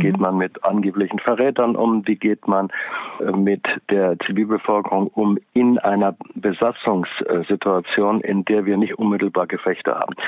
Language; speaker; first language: German; native; German